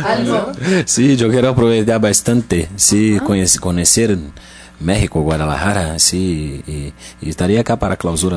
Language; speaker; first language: Spanish; non-native, learner; Portuguese